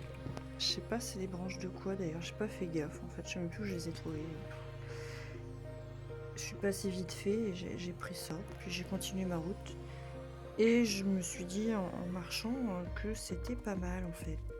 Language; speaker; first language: French; native; French